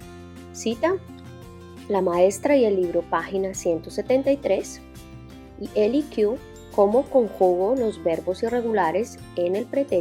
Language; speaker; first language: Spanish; non-native, fluent; English